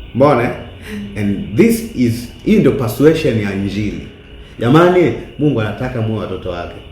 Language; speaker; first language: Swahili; native; Swahili